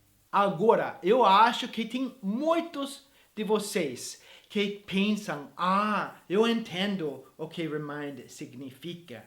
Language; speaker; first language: Portuguese; non-native, fluent; English